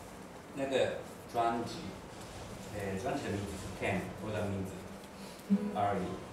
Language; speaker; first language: Chinese; non-native, learner; Japanese